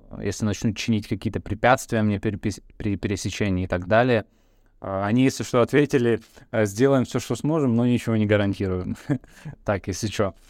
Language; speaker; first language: Russian; early bilingual, other home language; Bulgarian